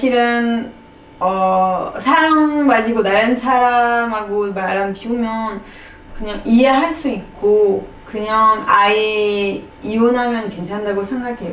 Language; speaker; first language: Korean; non-native, fluent; French